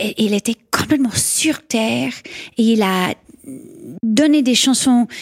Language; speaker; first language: French; non-native, fluent; English